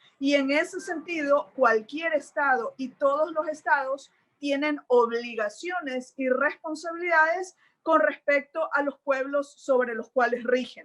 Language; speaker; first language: Spanish; native; Spanish